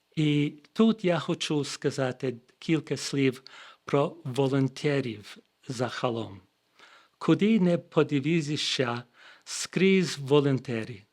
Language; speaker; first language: Ukrainian; non-native, fluent; English